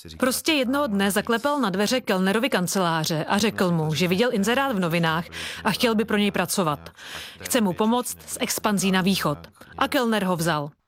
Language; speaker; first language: Czech; native; Czech